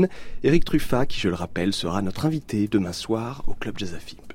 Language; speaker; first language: French; native; French